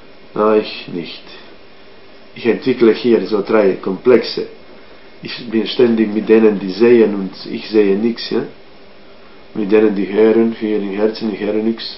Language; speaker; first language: German; non-native, fluent; Croatian